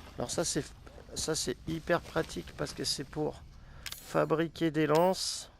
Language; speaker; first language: French; native; French